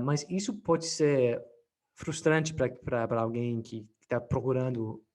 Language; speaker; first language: Portuguese; non-native, fluent; English